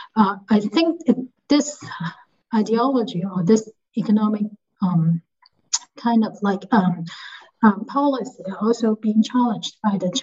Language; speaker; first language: English; non-native, local second language; Cantonese